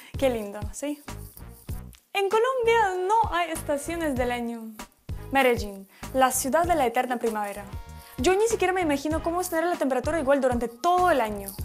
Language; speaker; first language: Spanish; non-native, fluent; Russian